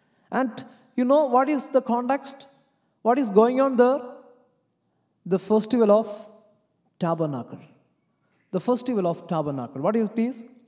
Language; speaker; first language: English; non-native, local second language; Malayalam